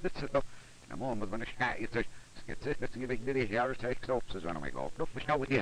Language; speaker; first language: English; native; English